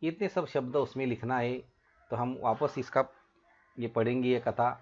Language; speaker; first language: Hindi; non-native, local second language; Marathi